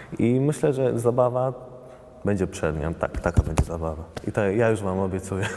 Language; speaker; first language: Polish; non-native, fluent; Italian